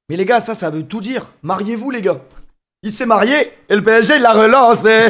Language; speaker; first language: French; native; French